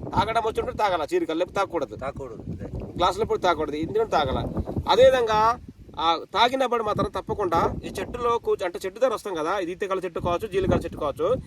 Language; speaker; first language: Telugu; non-native, local second language; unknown